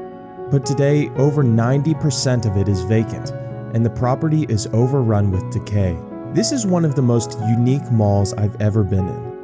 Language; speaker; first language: English; native; English